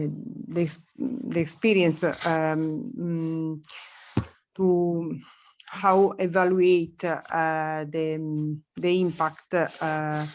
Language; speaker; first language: English; non-native, learner; Italian